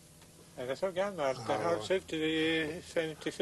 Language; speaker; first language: Swedish; native; Swedish